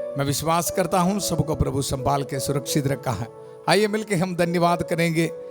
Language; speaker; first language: Hindi; non-native, local second language; Malayalam